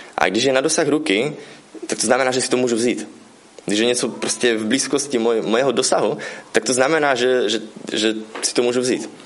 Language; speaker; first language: Czech; native; Czech